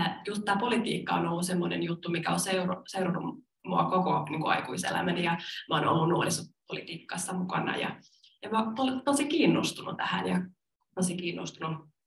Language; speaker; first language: Finnish; non-native, local second language; Swedish